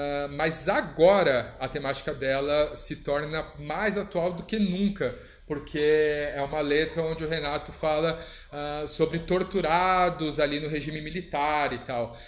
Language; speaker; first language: Portuguese; native; Portuguese